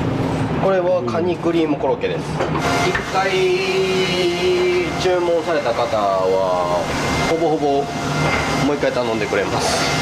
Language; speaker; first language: Japanese; native; Japanese